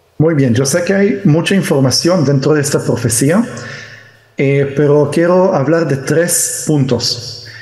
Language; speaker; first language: Spanish; early bilingual, heritage; Spanish